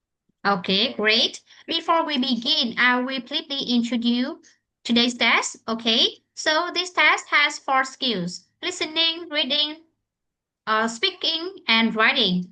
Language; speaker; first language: English; non-native, fluent; Vietnamese